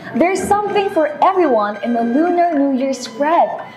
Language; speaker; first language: English; non-native, local second language; Filipino